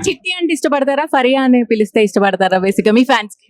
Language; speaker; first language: Telugu; native; Telugu